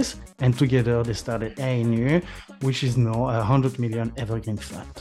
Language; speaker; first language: English; non-native, fluent; French